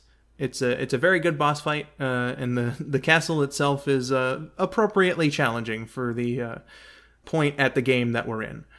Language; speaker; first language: English; native; English